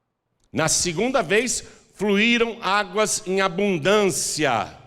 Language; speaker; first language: Portuguese; native; Portuguese